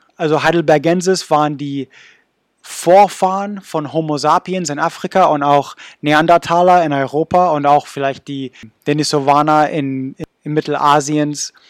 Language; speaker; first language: German; non-native, fluent; English